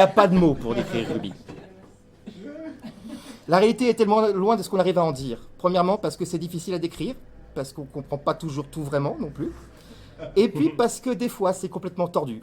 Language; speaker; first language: French; native; French